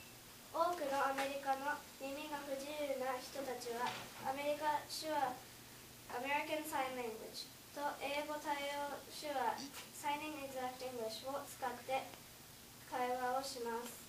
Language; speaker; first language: Japanese; early bilingual, heritage; Japanese